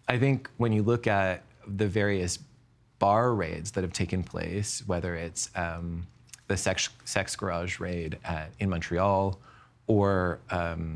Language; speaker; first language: English; native; English